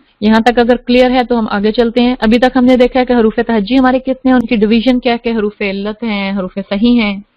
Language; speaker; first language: Urdu; native; Urdu